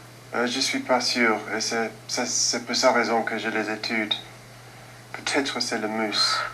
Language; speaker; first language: French; non-native, fluent; English